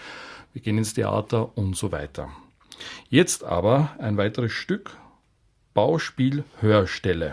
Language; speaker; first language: German; native; German